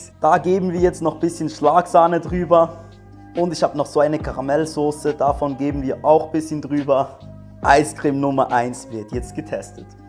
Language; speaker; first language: German; native; German